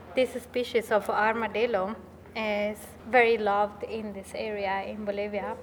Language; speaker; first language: English; non-native, fluent; Spanish